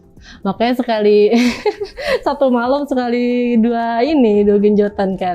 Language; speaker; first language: Indonesian; native; Indonesian